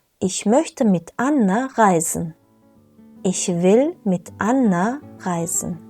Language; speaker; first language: German; non-native, fluent; Turkish